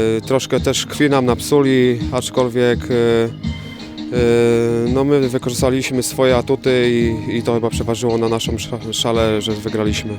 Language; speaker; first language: Polish; native; Polish